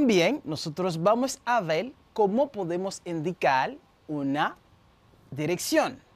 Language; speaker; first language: Spanish; non-native, fluent; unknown